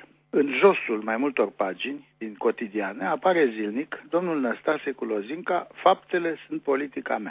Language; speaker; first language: Romanian; native; Romanian